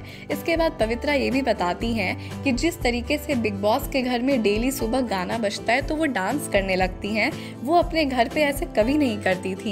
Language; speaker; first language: Hindi; native; Hindi